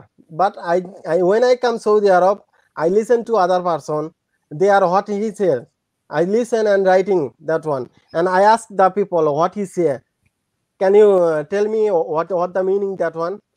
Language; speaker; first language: English; non-native, learner; Bangla